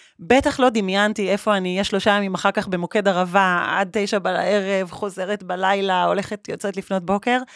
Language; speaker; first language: Hebrew; native; Hebrew